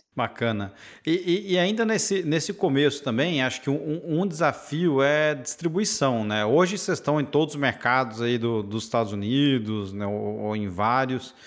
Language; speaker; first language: Portuguese; native; Portuguese